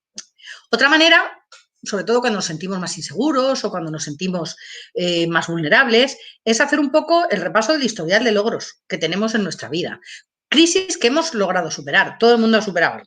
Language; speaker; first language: Spanish; native; Spanish